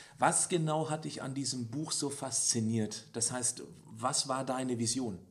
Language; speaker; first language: German; native; German